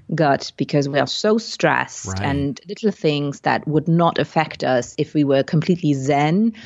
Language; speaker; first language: English; non-native, fluent; Luxembourgish